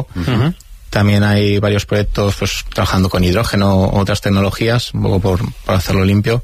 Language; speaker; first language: Spanish; native; Spanish